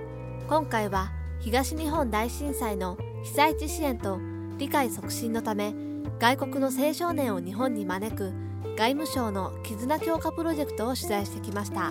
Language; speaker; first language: Japanese; native; Japanese